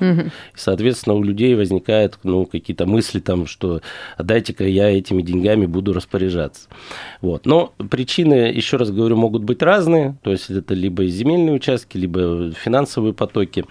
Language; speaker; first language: Russian; native; Russian